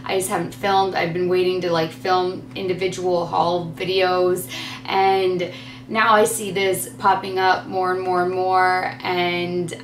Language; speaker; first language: English; native; English